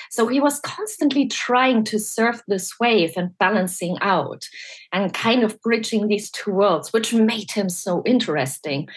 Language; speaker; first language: English; non-native, fluent; German